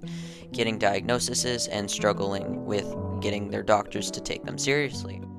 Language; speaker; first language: English; native; English